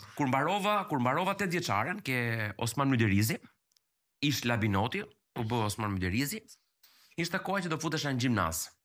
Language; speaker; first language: Albanian; native; Albanian